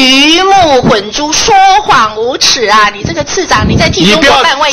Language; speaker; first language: Chinese; native; Chinese